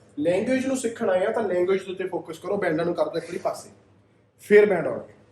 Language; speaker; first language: Punjabi; native; Punjabi